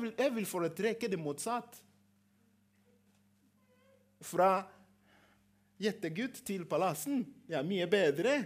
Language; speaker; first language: Norwegian; non-native, fluent; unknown